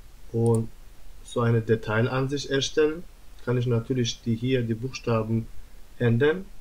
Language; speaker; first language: German; non-native, learner; Turkish